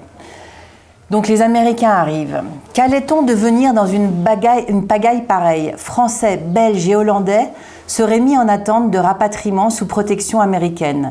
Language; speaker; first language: French; native; French